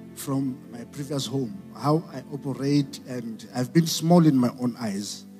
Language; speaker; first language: English; non-native, local second language; Southern Sotho